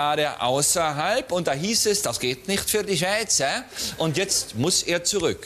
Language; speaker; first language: German; native; German